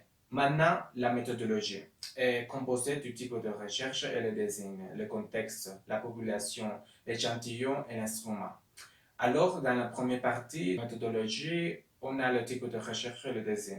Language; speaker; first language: French; non-native, learner; Spanish